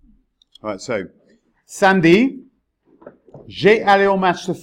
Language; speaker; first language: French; non-native, fluent; English